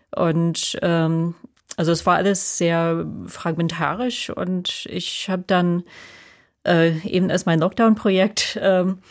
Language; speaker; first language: German; non-native, fluent; English